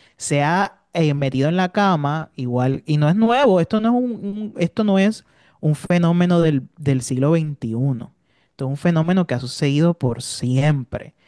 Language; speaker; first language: Spanish; native; Spanish